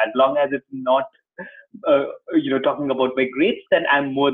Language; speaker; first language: English; non-native, local second language; Tamil